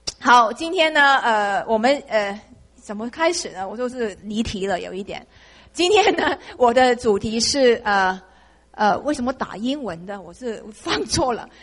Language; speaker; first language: Chinese; non-native, local second language; Cantonese